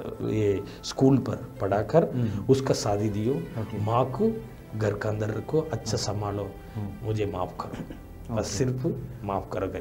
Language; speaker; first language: Hindi; non-native, local second language; Tamil